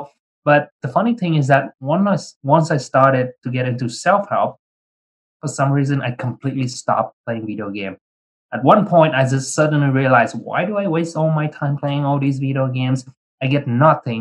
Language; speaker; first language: English; early bilingual, other home language; Vietnamese